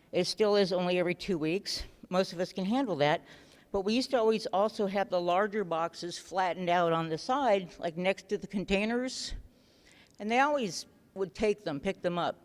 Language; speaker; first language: English; native; English